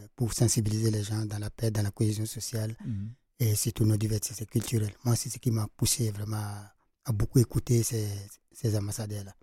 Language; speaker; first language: French; non-native, local second language; Fula